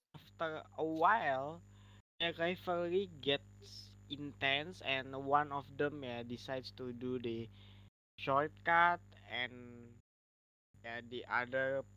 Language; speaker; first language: English; non-native, learner; Indonesian